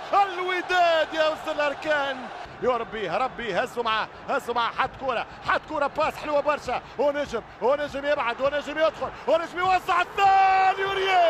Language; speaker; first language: Arabic; native; Arabic